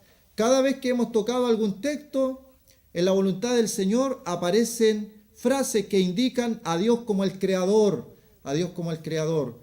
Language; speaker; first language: Spanish; native; Spanish